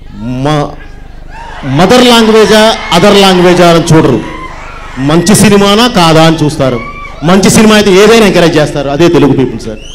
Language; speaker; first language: Telugu; native; Telugu